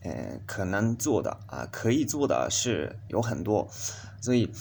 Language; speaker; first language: Chinese; non-native, learner; Japanese